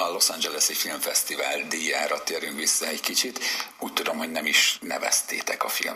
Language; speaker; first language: Hungarian; native; Hungarian